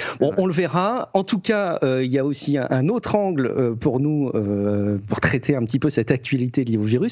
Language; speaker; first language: French; native; French